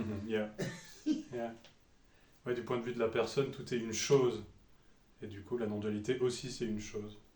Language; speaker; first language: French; non-native, fluent; English